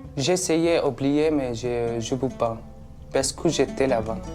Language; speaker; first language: French; non-native, learner; Arabic